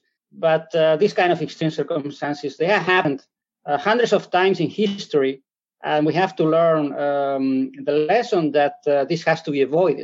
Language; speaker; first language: English; non-native, fluent; Spanish